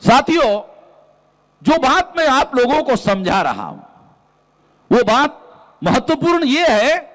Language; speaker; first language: Hindi; non-native, local second language; Marathi